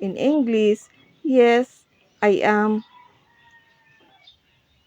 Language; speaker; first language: English; non-native, local second language; Filipino